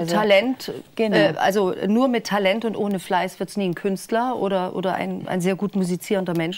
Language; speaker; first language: German; native; German